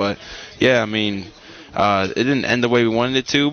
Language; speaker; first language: English; native; English